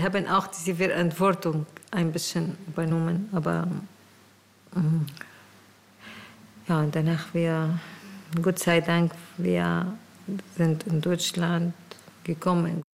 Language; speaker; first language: German; non-native, learner; Arabic